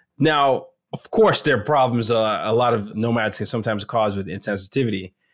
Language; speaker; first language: English; non-native, local second language; Yoruba